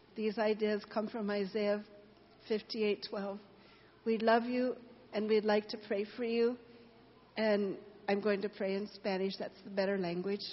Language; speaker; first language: English; native; English